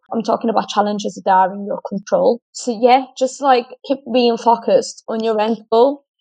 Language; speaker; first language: English; non-native, fluent; Italian